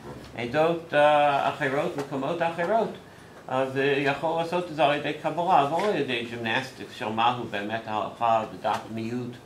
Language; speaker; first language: Hebrew; non-native, fluent; English